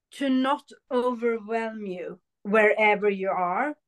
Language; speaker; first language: English; early bilingual, other home language; Hindi